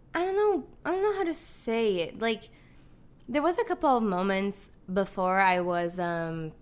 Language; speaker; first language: English; non-native, fluent; Portuguese